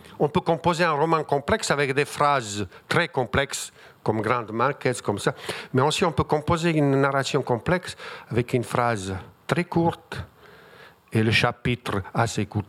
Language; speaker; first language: French; non-native, fluent; Bosnian